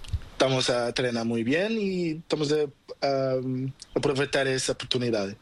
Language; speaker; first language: Spanish; non-native, learner; Portuguese